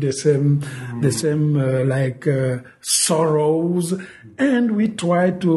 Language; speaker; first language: English; non-native, fluent; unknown